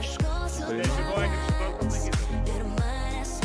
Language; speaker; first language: Lithuanian; native; Lithuanian